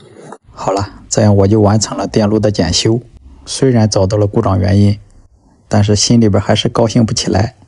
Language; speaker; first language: Chinese; native; Chinese